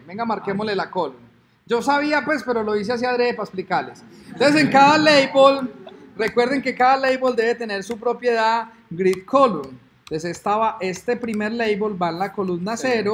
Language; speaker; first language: Spanish; native; Spanish